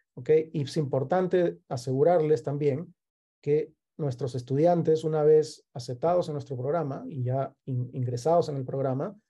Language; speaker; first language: Spanish; native; Spanish